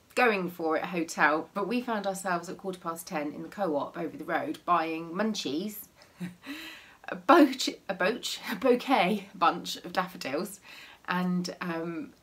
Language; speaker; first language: English; native; English